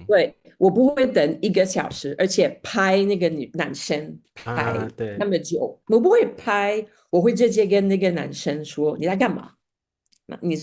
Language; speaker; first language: Chinese; non-native, fluent; Spanish